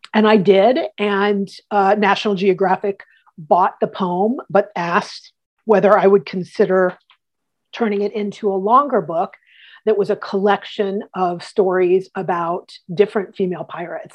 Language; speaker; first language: English; native; English